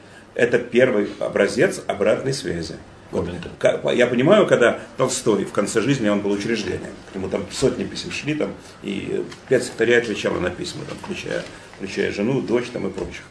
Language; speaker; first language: Russian; native; Russian